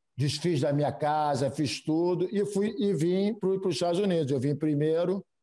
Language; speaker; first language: Portuguese; native; Portuguese